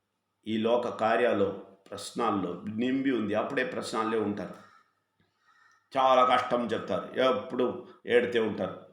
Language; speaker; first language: Telugu; non-native, fluent; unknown